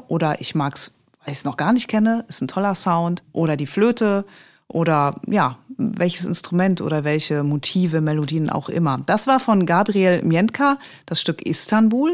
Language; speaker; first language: German; native; German